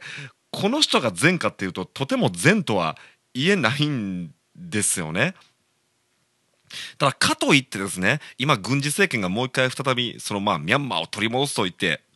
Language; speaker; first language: Japanese; native; Japanese